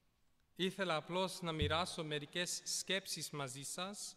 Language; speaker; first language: Greek; early bilingual, heritage; Greek